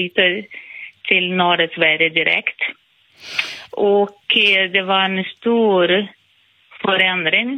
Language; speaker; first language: Swedish; non-native, fluent; Portuguese